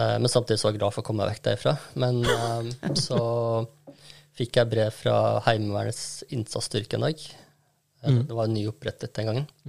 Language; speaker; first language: Norwegian; early bilingual, other home language; Kurdish